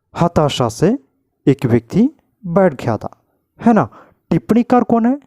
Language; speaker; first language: Hindi; non-native, local second language; Malayalam